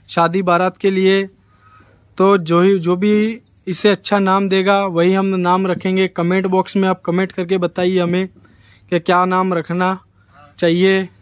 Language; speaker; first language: Hindi; non-native, local second language; Gujarati